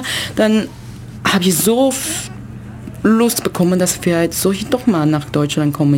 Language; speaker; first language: German; non-native, learner; Chinese